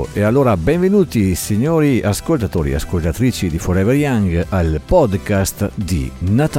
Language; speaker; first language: Italian; native; Italian